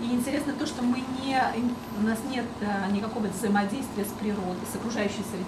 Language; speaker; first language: Russian; native; Russian